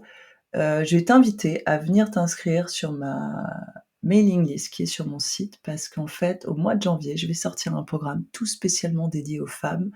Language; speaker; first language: French; native; French